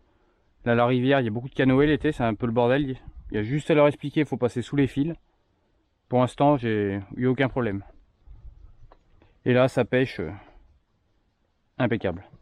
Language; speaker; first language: French; native; French